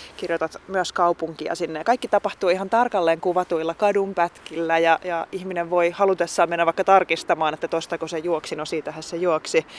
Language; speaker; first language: Finnish; native; Finnish